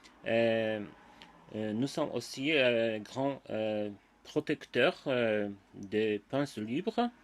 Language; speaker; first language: French; non-native, learner; Polish